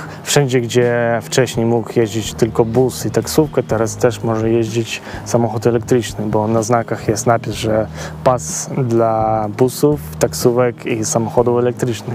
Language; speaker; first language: Polish; non-native, fluent; Ukrainian